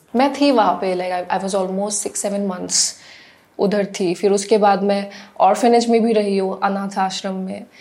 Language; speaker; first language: Hindi; non-native, local second language; Assamese